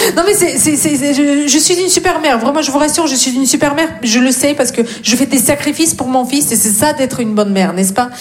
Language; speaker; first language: French; non-native, fluent; Russian